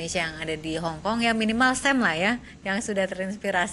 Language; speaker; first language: Indonesian; native; Indonesian